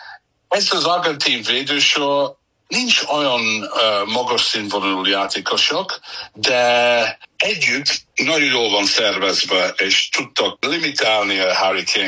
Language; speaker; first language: Hungarian; non-native, fluent; English